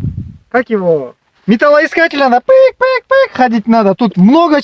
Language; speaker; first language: Russian; non-native, local second language; Kyrgyz